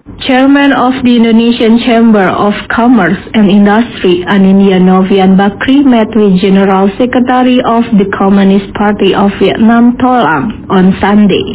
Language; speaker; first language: English; non-native, fluent; Indonesian